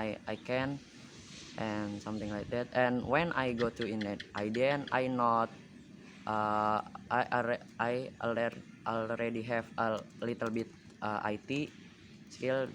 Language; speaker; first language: English; non-native, learner; Indonesian